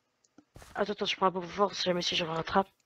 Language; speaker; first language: French; native; French